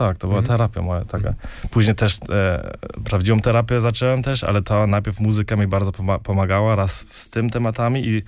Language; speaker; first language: Polish; early bilingual, heritage; Polish